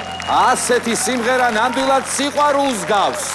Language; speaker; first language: Georgian; native; Georgian